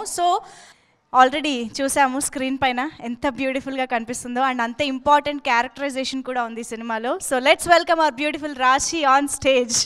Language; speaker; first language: Telugu; native; Telugu